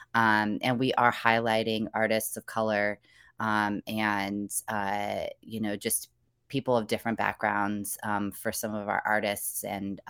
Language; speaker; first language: English; native; English